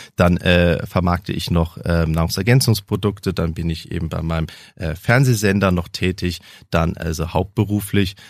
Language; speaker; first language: German; early bilingual, heritage; German